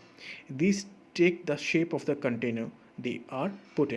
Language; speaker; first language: English; non-native, local second language; Hindi